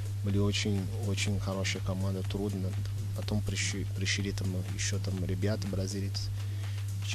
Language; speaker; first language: Russian; non-native, fluent; Portuguese